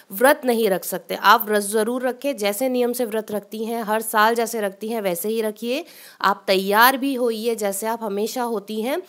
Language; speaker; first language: Hindi; native; Hindi